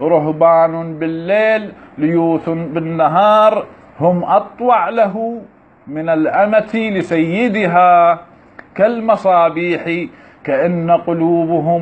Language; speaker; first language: Arabic; native; Arabic